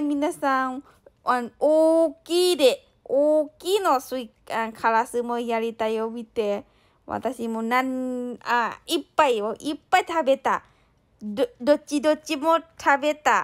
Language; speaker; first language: Japanese; non-native, learner; Thai